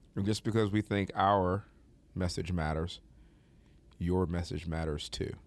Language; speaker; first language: English; native; English